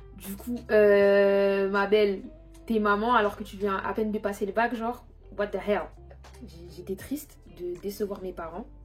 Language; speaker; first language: French; early bilingual, other home language; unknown